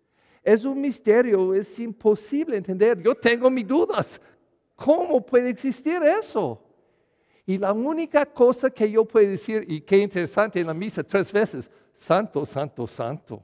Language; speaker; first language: Spanish; non-native, learner; English